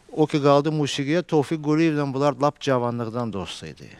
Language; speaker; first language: Azerbaijani; native; Azerbaijani